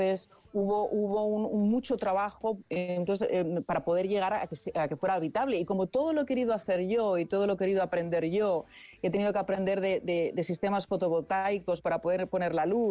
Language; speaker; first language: Spanish; native; Spanish